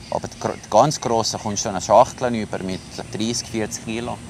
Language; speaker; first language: German; non-native, local second language; Italian